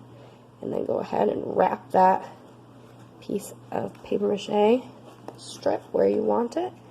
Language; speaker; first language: English; native; English